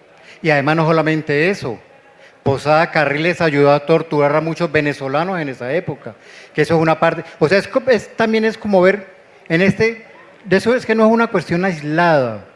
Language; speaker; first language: Spanish; native; Spanish